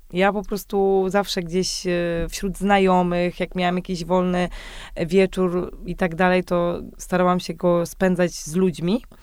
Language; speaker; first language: Polish; native; Polish